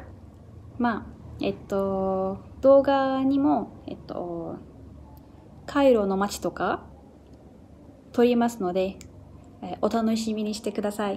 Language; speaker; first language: Japanese; non-native, fluent; Arabic